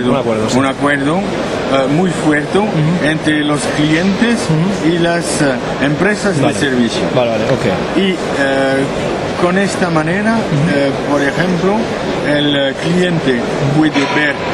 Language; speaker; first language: Spanish; non-native, learner; French